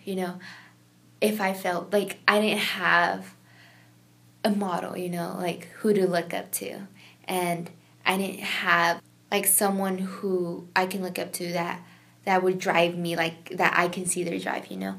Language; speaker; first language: English; native; English